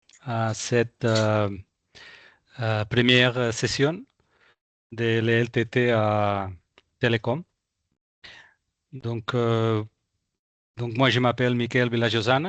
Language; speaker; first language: French; non-native, fluent; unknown